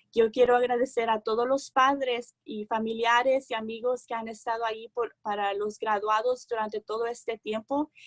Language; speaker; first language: Spanish; early bilingual, heritage; Spanish